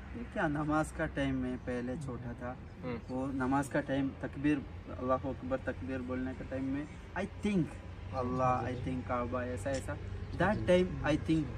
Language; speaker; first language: Hindi; non-native, local second language; Malayalam